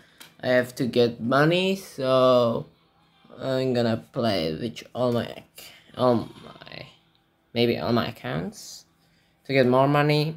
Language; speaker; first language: English; non-native, learner; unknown